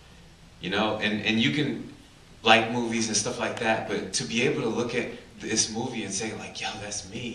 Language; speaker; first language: English; native; English